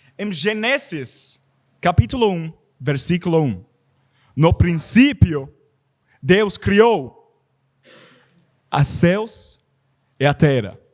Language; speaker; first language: Portuguese; non-native, learner; English